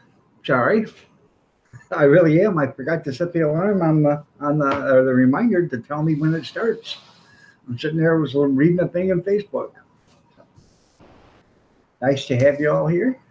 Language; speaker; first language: English; native; English